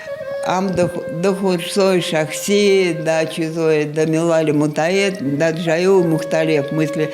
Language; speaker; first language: Persian; non-native, fluent; Russian